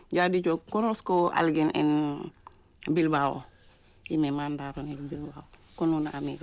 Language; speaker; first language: Spanish; non-native, learner; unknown